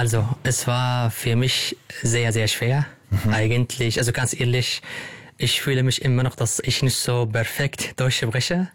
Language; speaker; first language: German; non-native, learner; Arabic